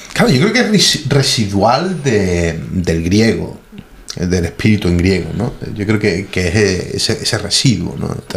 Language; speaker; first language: Spanish; native; Spanish